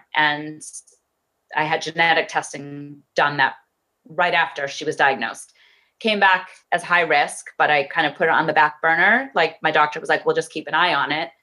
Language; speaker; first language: English; native; English